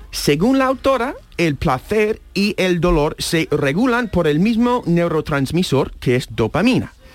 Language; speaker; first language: Spanish; non-native, fluent; English